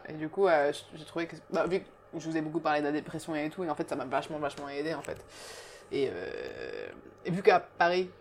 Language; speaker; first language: French; early bilingual, other home language; Japanese